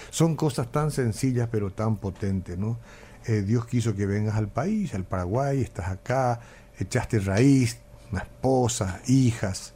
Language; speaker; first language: Spanish; native; Spanish